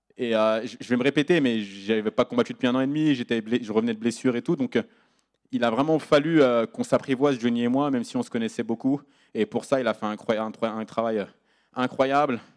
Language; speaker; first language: French; native; French